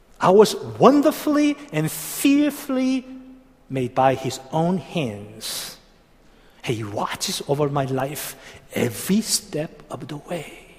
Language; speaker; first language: English; non-native, fluent; Korean